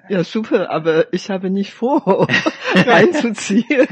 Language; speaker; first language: German; non-native, fluent; Chinese